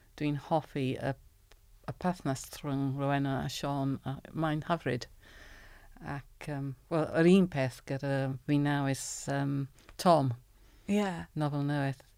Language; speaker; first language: Welsh; non-native, learner; English